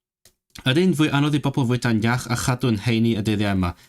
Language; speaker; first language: Welsh; non-native, learner; Cantonese